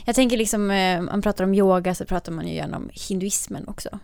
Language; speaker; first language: Swedish; native; Swedish